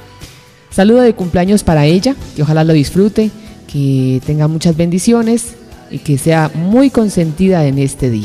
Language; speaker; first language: Spanish; native; Spanish